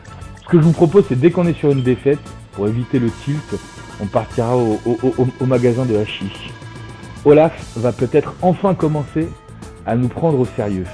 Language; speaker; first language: French; native; French